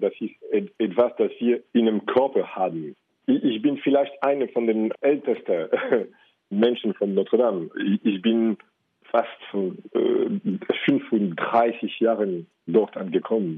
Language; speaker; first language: German; non-native, fluent; French